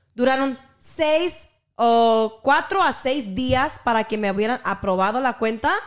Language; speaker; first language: Spanish; early bilingual, heritage; Spanish